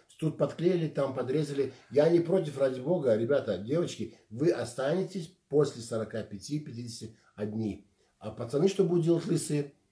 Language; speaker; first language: Russian; native; Russian